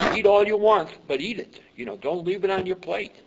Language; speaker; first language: English; early bilingual, other home language; Yiddish